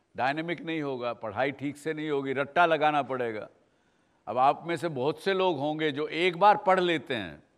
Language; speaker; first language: Hindi; native; Hindi